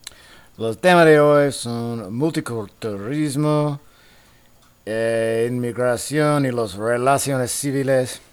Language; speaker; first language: Spanish; non-native, fluent; English